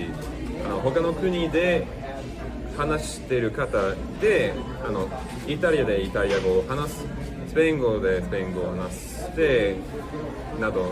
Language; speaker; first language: Japanese; non-native, learner; English